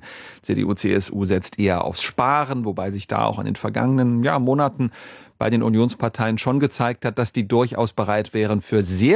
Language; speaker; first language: German; native; German